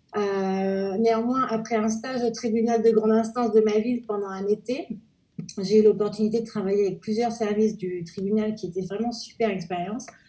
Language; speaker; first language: French; native; French